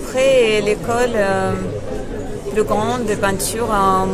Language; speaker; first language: French; non-native, fluent; Russian